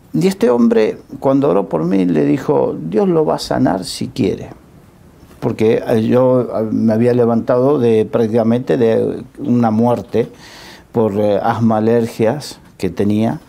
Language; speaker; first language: Spanish; native; Spanish